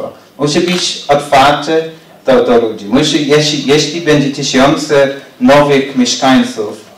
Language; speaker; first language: Polish; non-native, learner; English